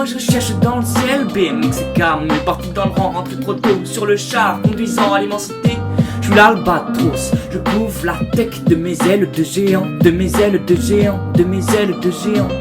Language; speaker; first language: French; native; French